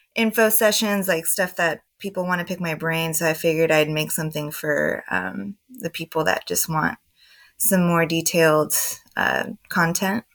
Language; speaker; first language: English; native; English